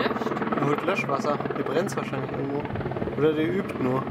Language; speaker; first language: German; native; German